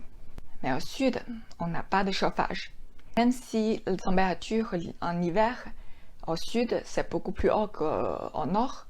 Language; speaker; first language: French; non-native, fluent; Chinese